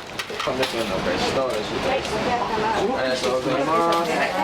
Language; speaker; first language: Japanese; native; Japanese